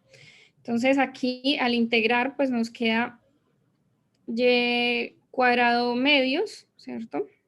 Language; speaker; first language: Spanish; native; Spanish